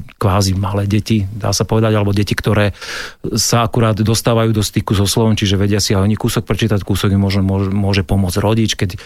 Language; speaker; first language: Slovak; native; Slovak